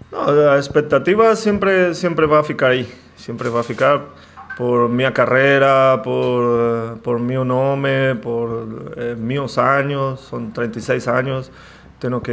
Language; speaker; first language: Portuguese; non-native, learner; Spanish